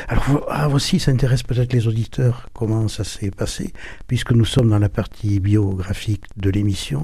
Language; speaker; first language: French; native; French